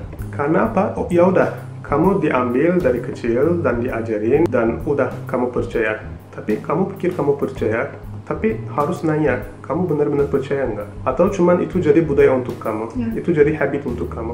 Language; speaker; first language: Indonesian; non-native, fluent; Turkish